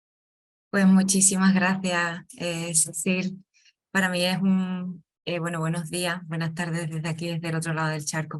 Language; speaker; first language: Spanish; native; Spanish